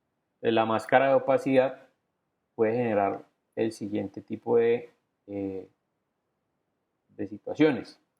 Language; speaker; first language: Spanish; native; Spanish